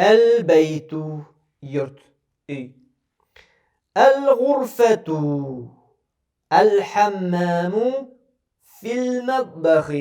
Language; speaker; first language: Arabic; non-native, fluent; Tatar